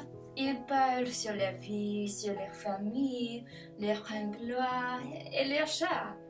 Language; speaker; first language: French; non-native, learner; English